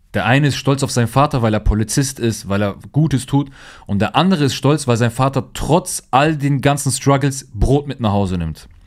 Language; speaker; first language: German; early bilingual, other home language; Turkish